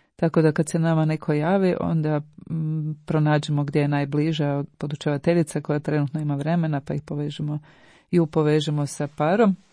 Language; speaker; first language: Croatian; native; Croatian